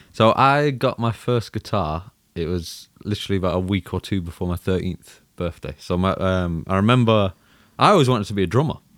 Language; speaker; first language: English; native; English